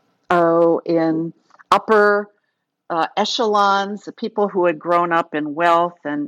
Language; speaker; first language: English; native; English